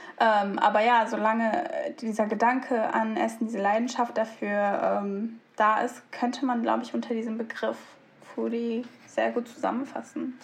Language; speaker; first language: German; early bilingual, other home language; Turkish